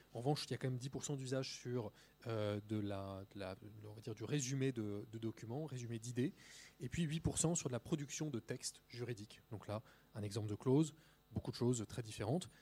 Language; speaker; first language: French; native; French